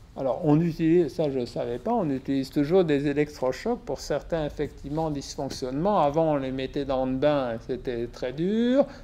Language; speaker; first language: French; native; French